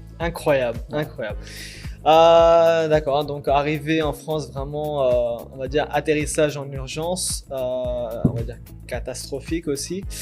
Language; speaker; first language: French; early bilingual, other home language; Urdu